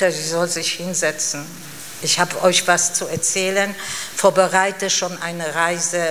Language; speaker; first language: German; non-native, fluent; Polish